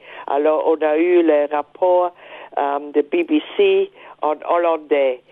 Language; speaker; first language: French; non-native, fluent; German